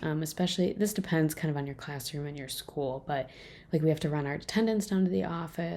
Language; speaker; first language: English; native; English